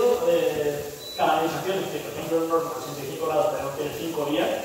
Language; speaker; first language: Spanish; native; Spanish